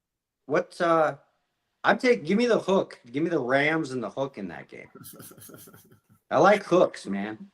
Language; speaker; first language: English; native; English